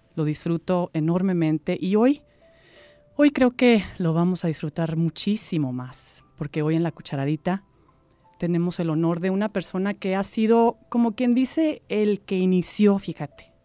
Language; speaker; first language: Spanish; native; Spanish